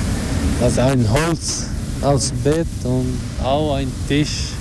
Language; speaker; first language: German; non-native, learner; Albanian